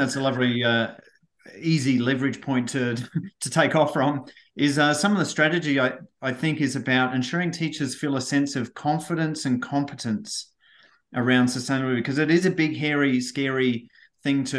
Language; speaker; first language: English; native; English